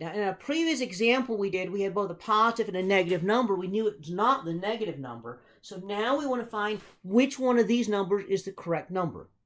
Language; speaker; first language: English; native; English